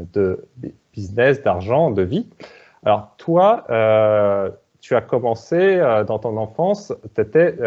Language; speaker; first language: French; native; French